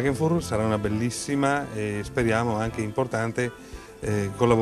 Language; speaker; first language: Italian; native; Italian